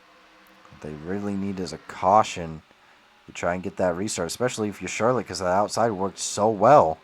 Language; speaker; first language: English; native; English